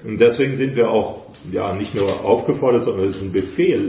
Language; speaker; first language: German; native; German